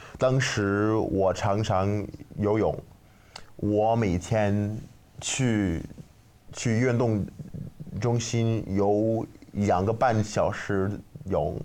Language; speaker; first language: Chinese; non-native, learner; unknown